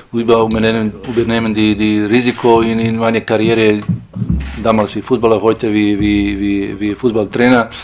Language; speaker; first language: German; non-native, fluent; Serbian